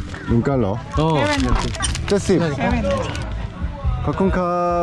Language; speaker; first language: Thai; non-native, learner; Korean